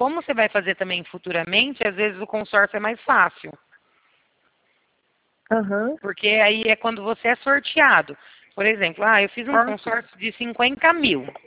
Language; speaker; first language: Portuguese; native; Portuguese